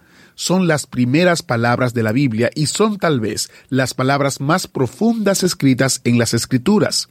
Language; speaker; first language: Spanish; native; Spanish